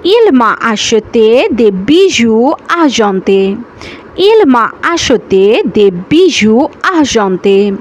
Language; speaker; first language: French; non-native, learner; Bangla